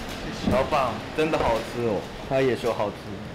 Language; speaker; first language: Chinese; non-native, learner; Japanese